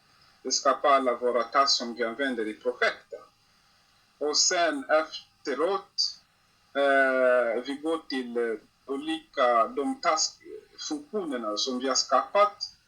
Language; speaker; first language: Swedish; non-native, learner; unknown